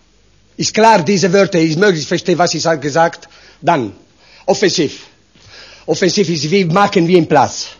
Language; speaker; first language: German; non-native, learner; Italian